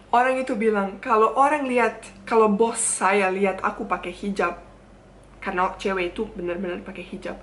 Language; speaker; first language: Indonesian; non-native, fluent; Bosnian